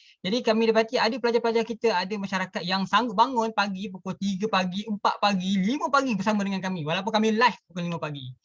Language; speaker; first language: Malay; native; Malay